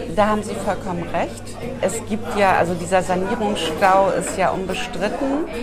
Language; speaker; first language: German; native; German